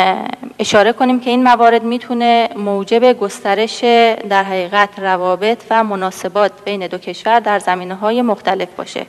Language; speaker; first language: Persian; native; Persian